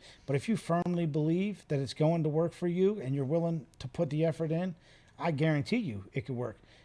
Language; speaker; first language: English; native; English